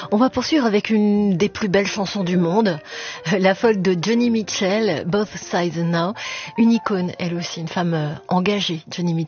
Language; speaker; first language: French; native; French